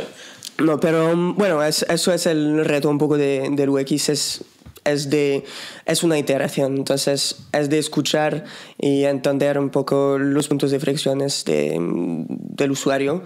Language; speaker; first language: Spanish; non-native, fluent; French